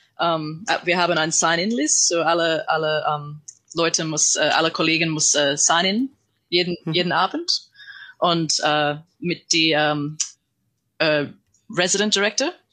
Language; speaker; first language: German; non-native, learner; English